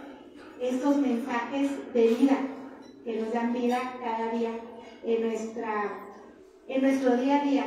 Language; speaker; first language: Spanish; native; Spanish